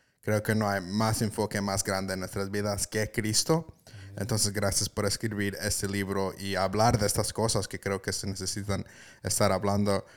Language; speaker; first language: Spanish; early bilingual, heritage; Spanish